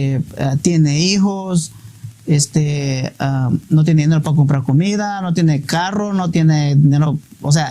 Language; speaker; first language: Spanish; native; Spanish